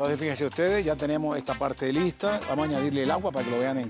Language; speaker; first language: Spanish; native; Spanish